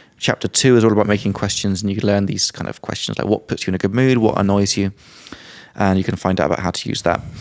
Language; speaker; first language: English; native; English